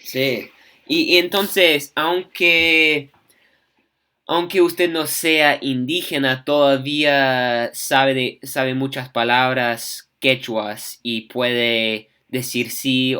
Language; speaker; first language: Spanish; non-native, fluent; English